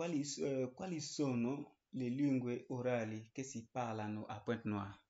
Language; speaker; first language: Italian; non-native, learner; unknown